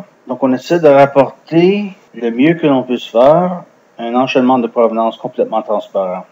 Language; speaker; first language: French; non-native, fluent; English